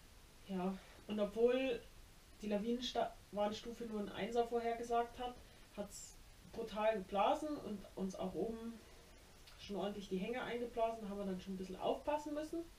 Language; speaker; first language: German; native; German